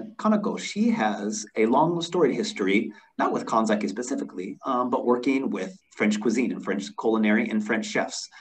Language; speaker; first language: English; native; English